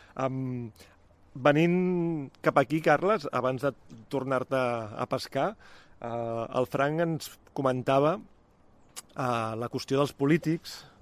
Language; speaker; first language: Catalan; native; Catalan